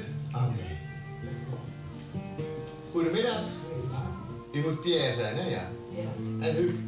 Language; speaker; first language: Dutch; native; Dutch